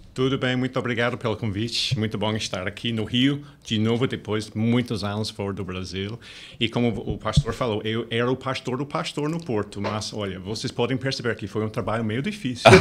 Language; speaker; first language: Portuguese; non-native, fluent; English